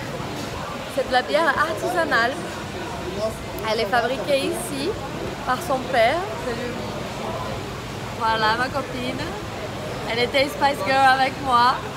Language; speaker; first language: French; non-native, fluent; Portuguese